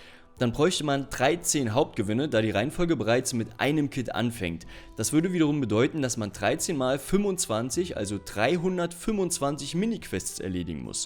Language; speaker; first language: German; native; German